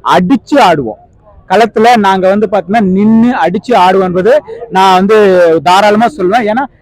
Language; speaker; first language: Tamil; non-native, local second language; Telugu